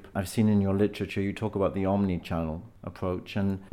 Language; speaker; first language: English; native; English